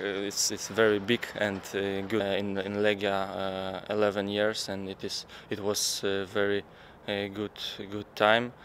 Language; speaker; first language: English; non-native, learner; Polish